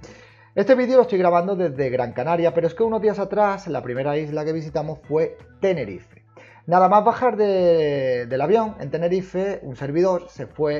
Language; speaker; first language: Spanish; native; Spanish